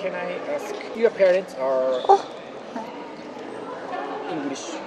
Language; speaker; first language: English; non-native, fluent; Japanese